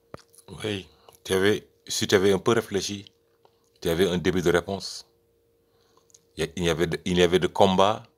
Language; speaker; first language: French; native; French